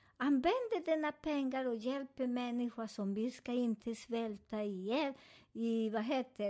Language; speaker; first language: Swedish; non-native, fluent; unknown